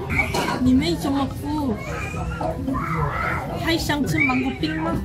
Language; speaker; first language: Chinese; non-native, learner; Korean